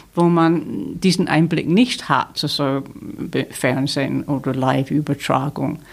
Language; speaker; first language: German; non-native, fluent; English